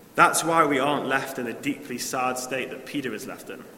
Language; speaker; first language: English; native; English